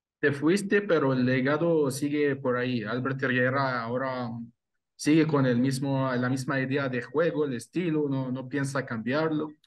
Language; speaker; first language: Spanish; non-native, fluent; Arabic